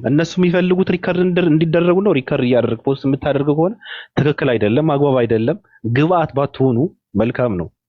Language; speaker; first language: Amharic; native; Amharic